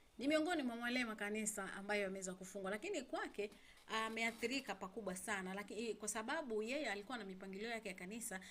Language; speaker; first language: Swahili; native; Swahili